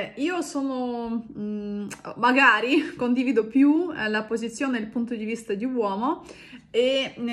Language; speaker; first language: Italian; non-native, fluent; Russian